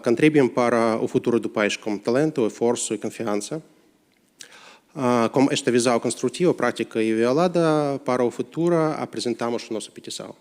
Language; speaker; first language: Portuguese; non-native, learner; Russian